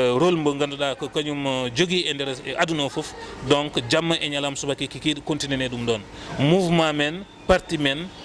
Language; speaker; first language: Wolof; non-native, local second language; Fula